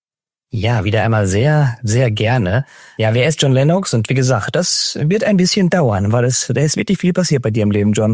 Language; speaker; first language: German; native; German